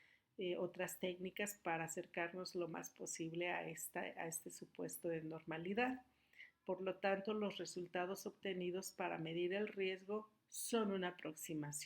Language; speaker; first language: Spanish; native; Spanish